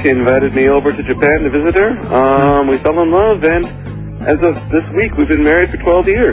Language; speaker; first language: English; native; English